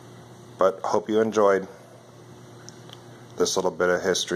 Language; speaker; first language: English; native; English